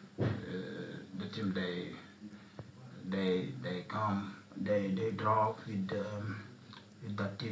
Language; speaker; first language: English; non-native, learner; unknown